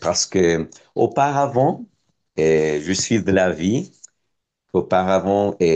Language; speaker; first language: French; non-native, fluent; Spanish